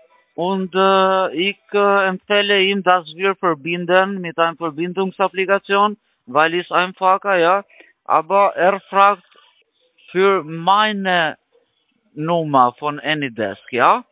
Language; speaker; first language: German; non-native, learner; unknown